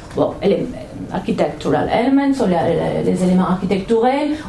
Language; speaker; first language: French; non-native, fluent; Catalan